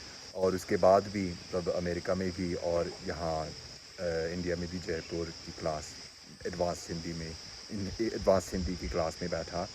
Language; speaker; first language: Hindi; non-native, fluent; English